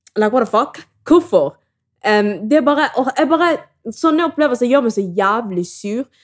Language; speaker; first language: Norwegian; early bilingual, other home language; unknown